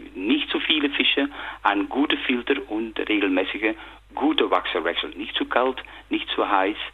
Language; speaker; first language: German; non-native, fluent; Dutch